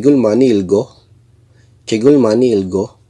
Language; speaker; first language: Korean; non-native, learner; Filipino